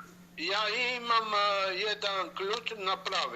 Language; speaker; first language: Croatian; non-native, learner; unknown